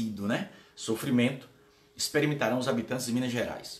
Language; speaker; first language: Portuguese; native; Portuguese